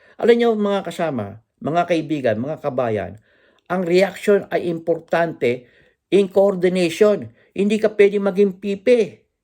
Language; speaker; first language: Filipino; native; Filipino